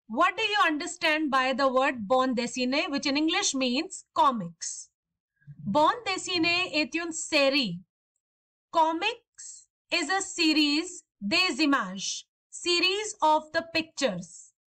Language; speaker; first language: English; non-native, local second language; Hindi